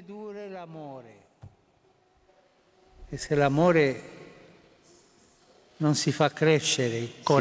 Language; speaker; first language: Italian; non-native, fluent; Spanish